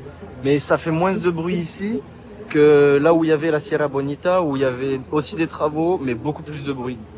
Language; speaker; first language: French; native; French